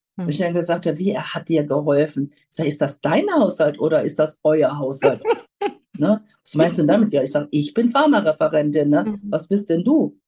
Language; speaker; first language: German; native; German